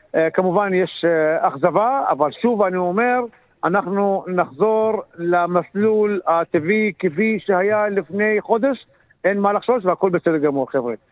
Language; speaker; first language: Hebrew; non-native, local second language; Arabic